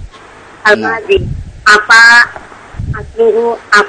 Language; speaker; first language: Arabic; non-native, learner; Indonesian